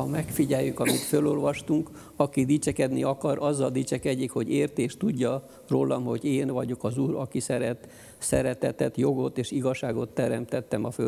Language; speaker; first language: Hungarian; native; Hungarian